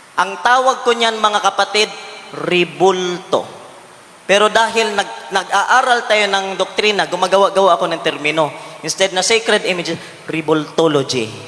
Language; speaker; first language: Filipino; non-native, local second language; Cebuano